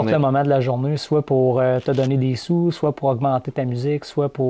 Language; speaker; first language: French; native; French